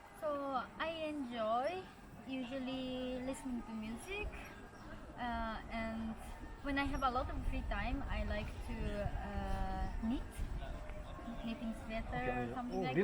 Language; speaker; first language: English; non-native, fluent; Japanese